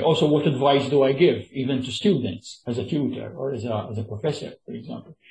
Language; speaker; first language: English; non-native, local second language; Maltese